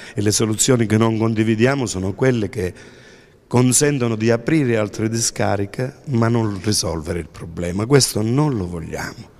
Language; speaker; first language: Italian; native; Italian